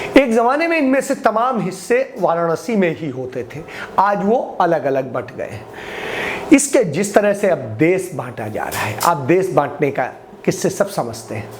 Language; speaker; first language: Hindi; native; Hindi